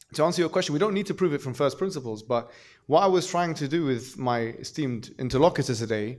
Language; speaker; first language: English; native; English